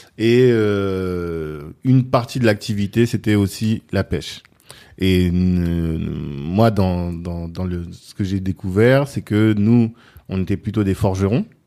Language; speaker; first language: French; early bilingual, other home language; Sango